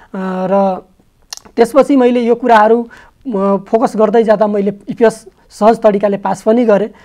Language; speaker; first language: Nepali; non-native, local second language; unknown